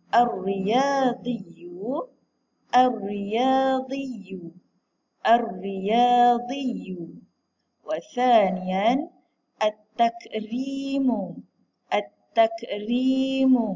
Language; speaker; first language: Arabic; non-native, fluent; Malay